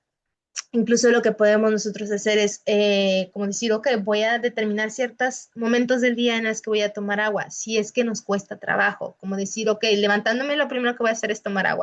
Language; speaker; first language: Spanish; native; Spanish